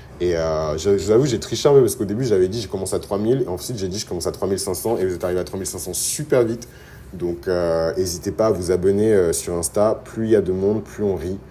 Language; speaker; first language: French; early bilingual, other home language; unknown